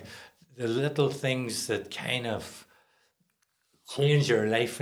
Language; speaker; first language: English; native; English